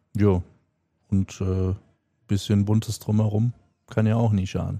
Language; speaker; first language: German; native; German